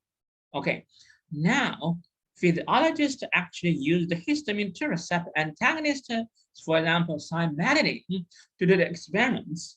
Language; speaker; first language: English; non-native, fluent; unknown